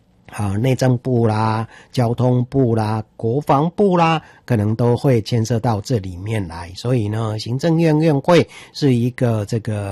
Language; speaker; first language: Chinese; native; Chinese